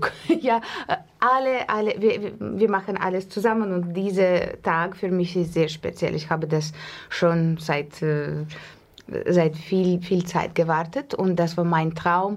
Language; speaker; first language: German; non-native, learner; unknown